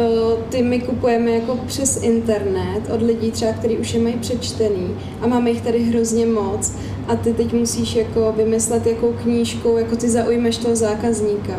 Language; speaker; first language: Czech; native; Czech